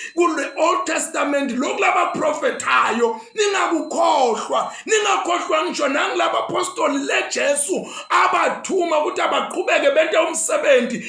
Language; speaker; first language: Zulu; non-native, local second language; Swati